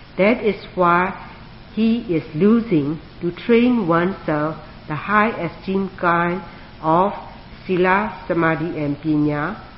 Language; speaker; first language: English; non-native, fluent; Burmese